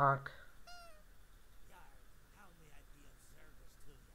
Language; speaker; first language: English; native; English